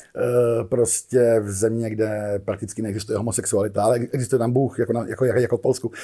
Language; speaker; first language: Czech; native; Czech